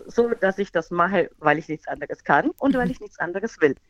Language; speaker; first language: German; native; German